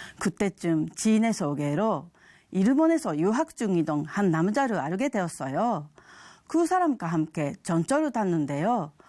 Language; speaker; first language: Korean; non-native, fluent; Japanese